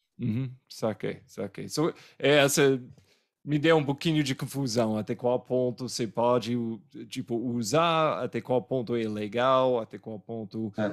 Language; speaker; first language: Portuguese; non-native, fluent; English